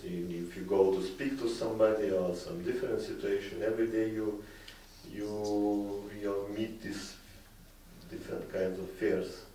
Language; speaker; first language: English; non-native, fluent; Lithuanian